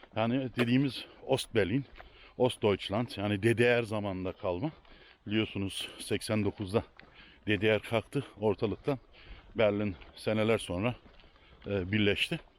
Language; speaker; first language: Turkish; early bilingual, heritage; Turkish